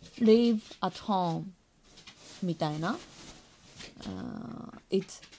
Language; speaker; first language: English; non-native, learner; Japanese